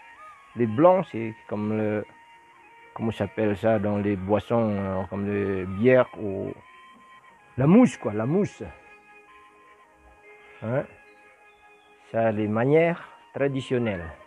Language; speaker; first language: French; non-native, learner; Indonesian